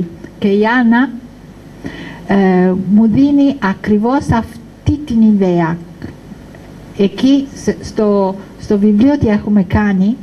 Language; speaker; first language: Greek; non-native, learner; Italian